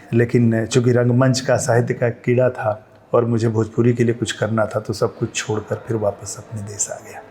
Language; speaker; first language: Hindi; non-native, local second language; Bhojpuri